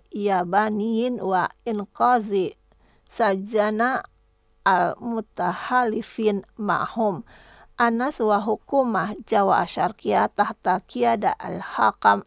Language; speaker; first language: Arabic; non-native, fluent; Indonesian